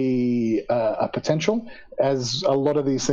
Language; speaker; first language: English; native; English